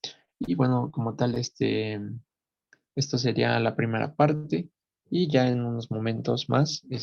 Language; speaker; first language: Spanish; native; Spanish